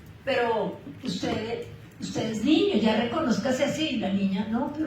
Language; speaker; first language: Spanish; native; Spanish